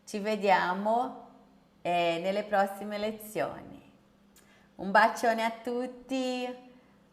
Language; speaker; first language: Italian; non-native, fluent; Portuguese